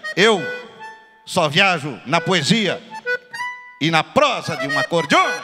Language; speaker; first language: Portuguese; native; Portuguese